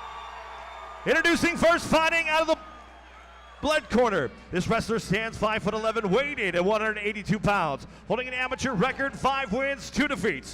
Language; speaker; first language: English; native; English